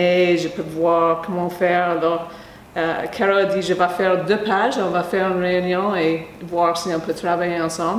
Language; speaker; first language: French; non-native, fluent; English